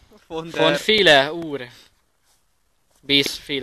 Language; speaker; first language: German; non-native, learner; Hungarian